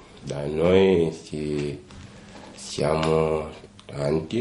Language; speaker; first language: Italian; non-native, learner; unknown